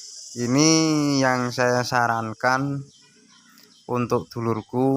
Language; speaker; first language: Indonesian; non-native, local second language; Javanese